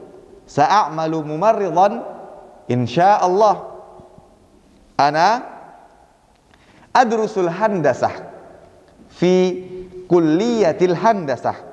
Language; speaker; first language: Arabic; non-native, fluent; Indonesian